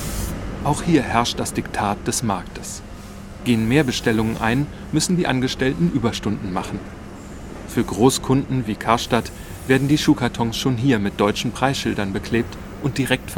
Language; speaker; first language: German; native; German